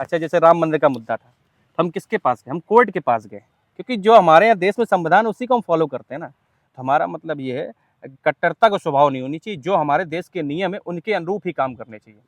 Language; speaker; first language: Hindi; native; Hindi